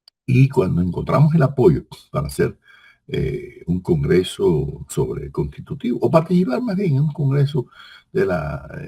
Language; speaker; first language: Spanish; native; Spanish